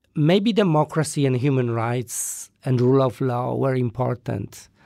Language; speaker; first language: English; non-native, fluent; Polish